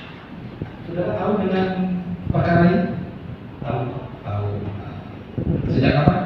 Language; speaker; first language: Indonesian; native; Indonesian